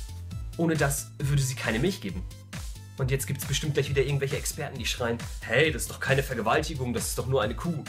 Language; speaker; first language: German; native; German